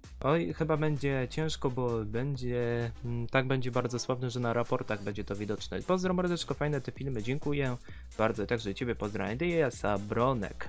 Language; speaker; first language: Polish; native; Polish